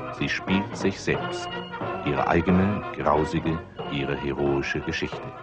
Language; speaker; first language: German; native; German